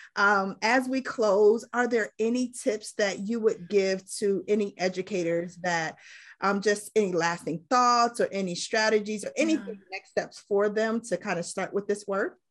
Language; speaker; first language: English; native; English